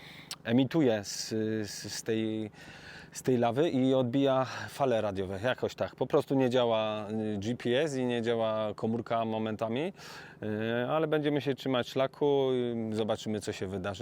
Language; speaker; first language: Polish; native; Polish